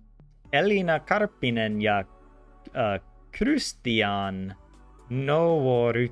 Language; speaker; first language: Finnish; non-native, learner; English